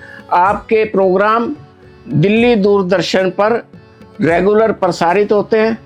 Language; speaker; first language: Hindi; native; Hindi